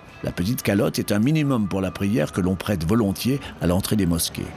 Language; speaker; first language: French; native; French